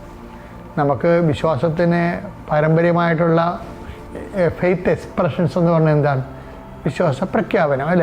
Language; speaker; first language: Malayalam; native; Malayalam